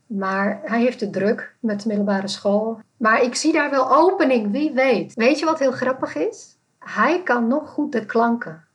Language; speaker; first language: Dutch; non-native, fluent; Czech